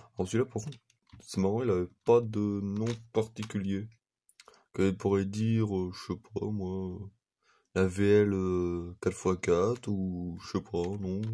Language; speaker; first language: French; native; French